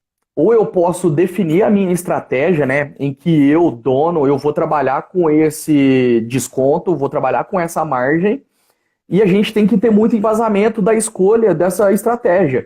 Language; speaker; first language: Portuguese; native; Portuguese